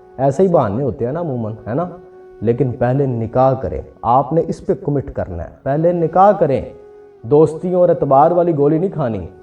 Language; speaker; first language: Urdu; non-native, local second language; Punjabi